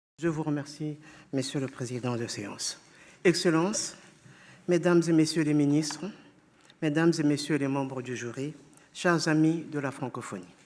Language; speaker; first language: French; non-native, fluent; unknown